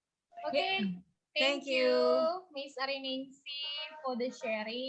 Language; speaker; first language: English; non-native, fluent; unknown